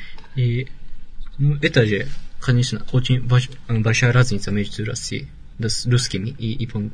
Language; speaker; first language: Russian; non-native, learner; Japanese